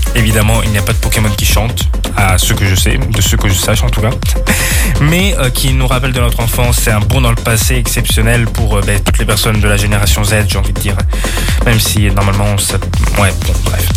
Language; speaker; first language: French; non-native, fluent; Portuguese